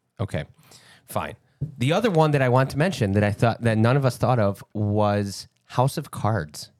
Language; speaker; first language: English; native; English